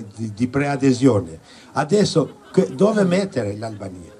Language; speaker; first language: Italian; non-native, fluent; Albanian